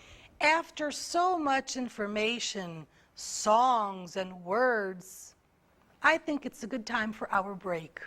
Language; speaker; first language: English; non-native, fluent; Portuguese